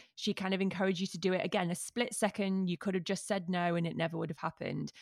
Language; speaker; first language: English; native; English